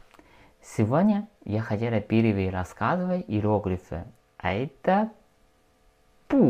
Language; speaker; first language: Russian; non-native, learner; Chinese